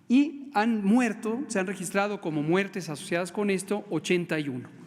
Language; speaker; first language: Spanish; native; Spanish